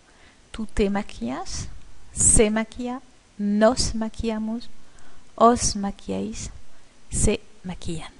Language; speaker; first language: Spanish; non-native, fluent; French